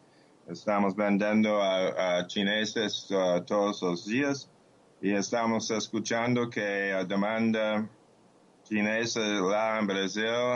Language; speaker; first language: Portuguese; non-native, fluent; English